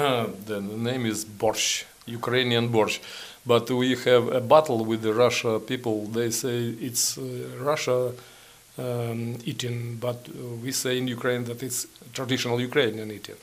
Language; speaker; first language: English; non-native, learner; Ukrainian